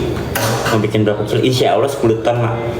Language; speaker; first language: Indonesian; native; Indonesian